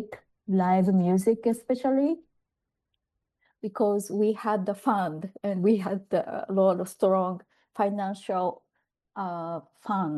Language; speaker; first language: English; non-native, fluent; Japanese